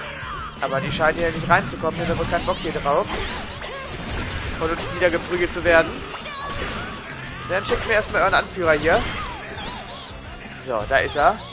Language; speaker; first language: German; native; German